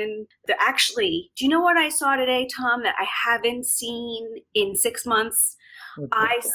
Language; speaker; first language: English; native; English